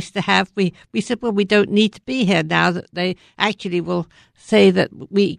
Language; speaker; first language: English; native; English